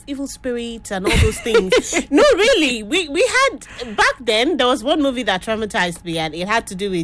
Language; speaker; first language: English; non-native, local second language; Yoruba